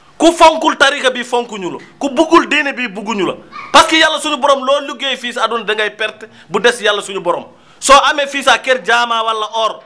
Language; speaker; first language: Wolof; non-native, local second language; Fula